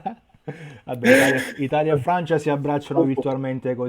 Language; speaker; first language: Italian; native; Italian